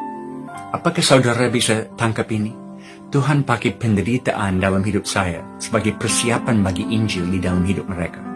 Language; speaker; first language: Indonesian; non-native, fluent; English